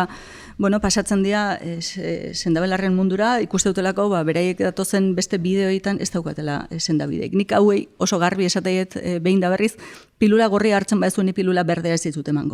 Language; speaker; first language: Basque; native; Basque